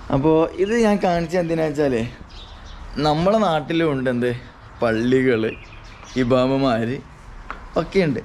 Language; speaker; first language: Malayalam; native; Malayalam